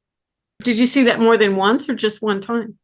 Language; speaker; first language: English; native; English